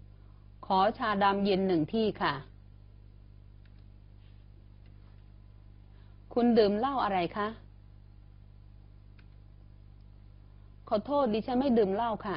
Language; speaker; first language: Thai; non-native, fluent; Chinese